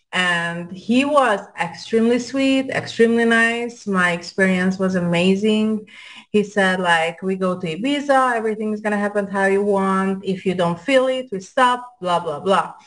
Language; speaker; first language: English; non-native, fluent; Hungarian